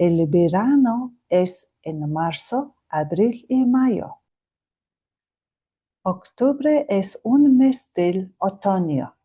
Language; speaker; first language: Spanish; non-native, fluent; Mongolian